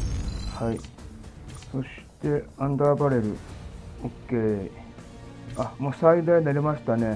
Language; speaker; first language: Japanese; native; Japanese